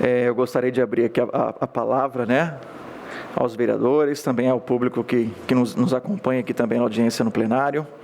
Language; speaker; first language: Portuguese; native; Portuguese